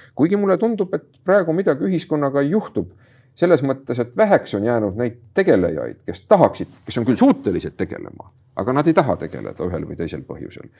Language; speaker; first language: Estonian; native; Estonian